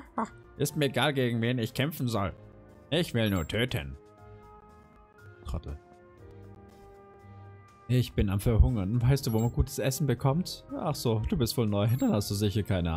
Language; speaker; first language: German; native; German